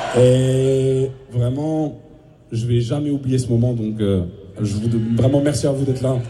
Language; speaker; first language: French; native; French